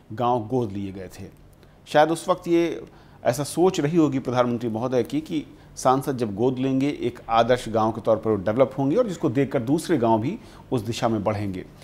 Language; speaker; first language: Hindi; native; Hindi